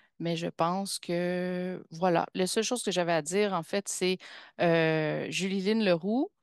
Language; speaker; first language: French; native; French